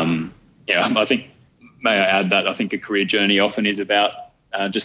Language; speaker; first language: English; native; English